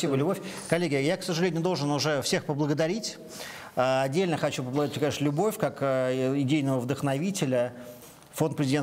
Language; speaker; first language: Russian; native; Russian